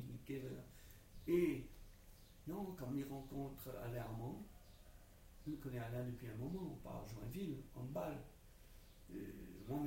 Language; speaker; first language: French; non-native, local second language; Réunion Creole French